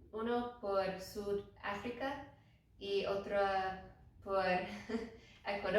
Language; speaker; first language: Spanish; non-native, learner; English